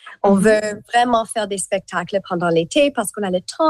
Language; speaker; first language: French; non-native, local second language; English